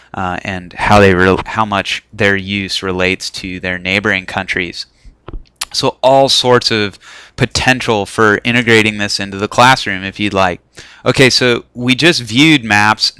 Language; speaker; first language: English; native; English